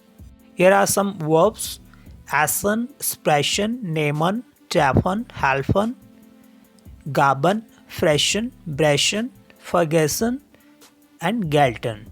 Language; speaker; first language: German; non-native, learner; Hindi